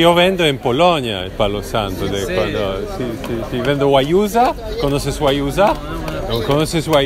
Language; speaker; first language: Spanish; non-native, learner; Polish